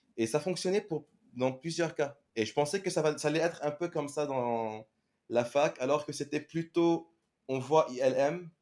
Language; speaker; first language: French; non-native, local second language; Arabic